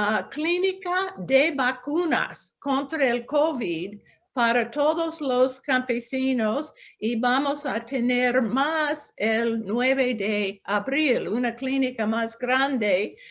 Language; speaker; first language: Spanish; non-native, local second language; English